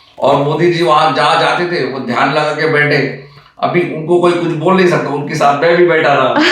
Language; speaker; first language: Hindi; non-native, local second language; Marathi